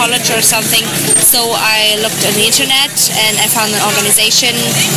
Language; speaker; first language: English; non-native, fluent; German